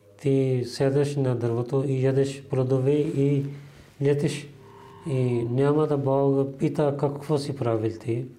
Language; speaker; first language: Bulgarian; non-native, fluent; Urdu